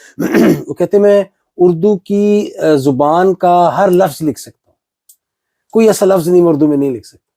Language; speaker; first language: Urdu; non-native, local second language; Punjabi